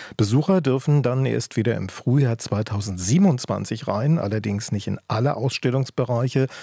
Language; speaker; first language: German; native; German